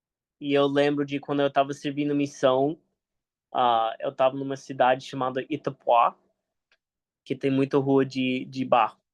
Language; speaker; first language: Portuguese; non-native, fluent; English